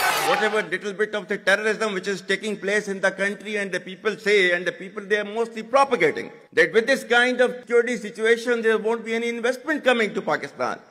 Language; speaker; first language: English; non-native, local second language; Urdu